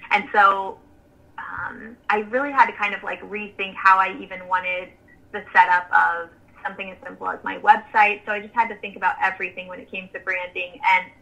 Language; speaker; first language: English; native; English